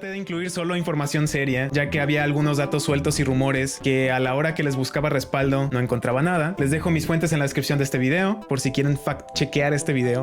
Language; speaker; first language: Spanish; native; Spanish